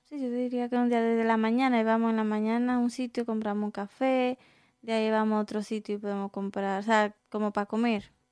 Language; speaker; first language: Spanish; native; Spanish